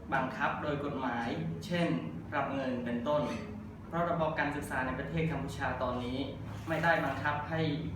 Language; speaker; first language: Thai; non-native, learner; Khmer